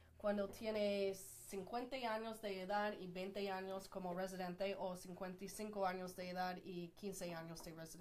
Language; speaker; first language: Spanish; non-native, fluent; English